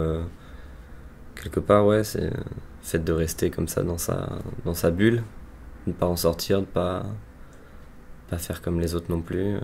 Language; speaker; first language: French; native; French